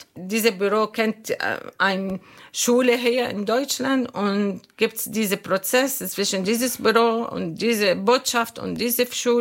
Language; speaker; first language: German; non-native, local second language; Arabic